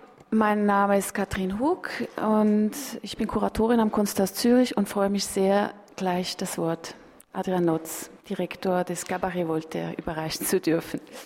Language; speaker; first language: German; native; German